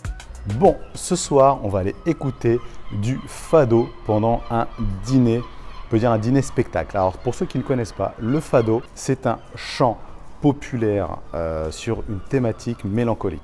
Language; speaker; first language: French; early bilingual, other home language; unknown